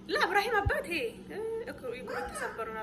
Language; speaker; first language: Arabic; non-native, fluent; Amharic